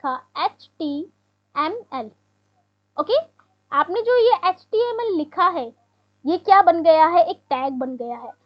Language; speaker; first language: Hindi; native; Hindi